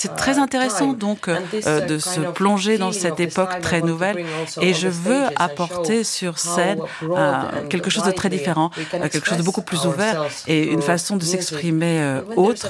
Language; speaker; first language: French; non-native, fluent; Ukrainian